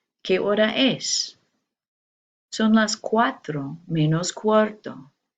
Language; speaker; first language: Spanish; non-native, fluent; English